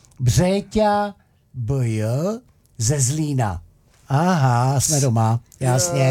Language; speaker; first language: Czech; native; Czech